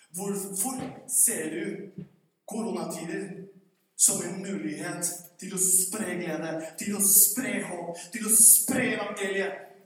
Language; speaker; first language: Norwegian; non-native, fluent; Spanish